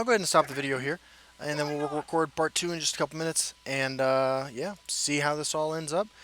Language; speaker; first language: English; native; English